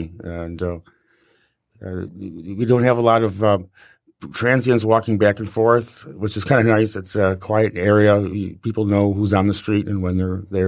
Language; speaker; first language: English; native; English